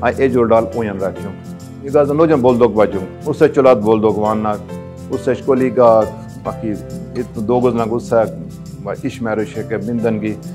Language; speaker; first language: Hungarian; non-native, learner; Urdu